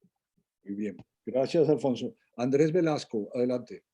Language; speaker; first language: Spanish; native; Spanish